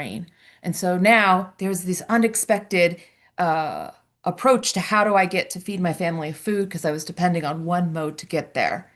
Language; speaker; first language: English; native; English